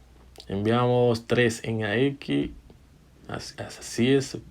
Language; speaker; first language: Spanish; non-native, fluent; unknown